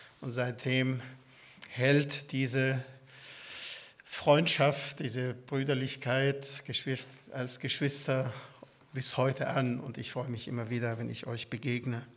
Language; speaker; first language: German; non-native, fluent; Arabic